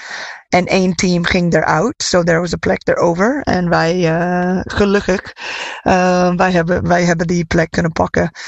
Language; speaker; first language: Dutch; non-native, fluent; English